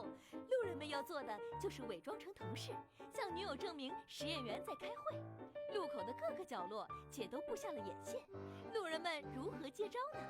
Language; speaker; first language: Chinese; native; Chinese